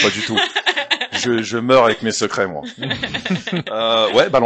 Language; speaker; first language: French; native; French